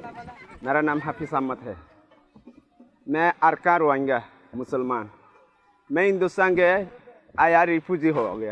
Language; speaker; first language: Hindi; non-native, learner; Rohingya